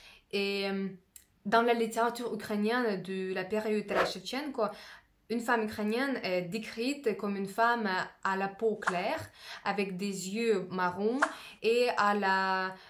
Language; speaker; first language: French; non-native, fluent; Russian